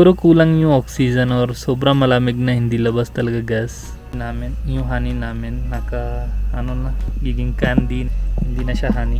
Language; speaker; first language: Filipino; non-native, learner; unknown